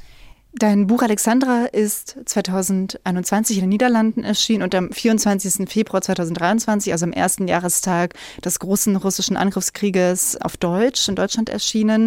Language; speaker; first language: German; native; German